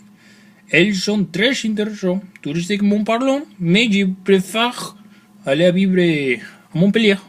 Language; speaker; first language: French; non-native, learner; Spanish